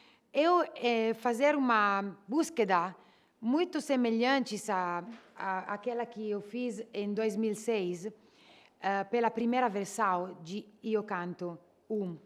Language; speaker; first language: Portuguese; non-native, fluent; Italian